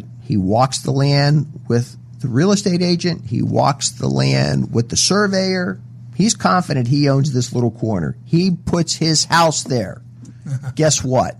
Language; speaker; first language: English; native; English